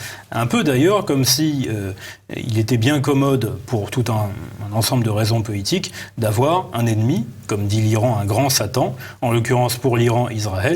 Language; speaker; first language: French; native; French